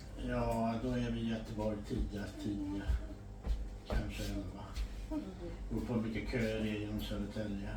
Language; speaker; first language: Swedish; native; Swedish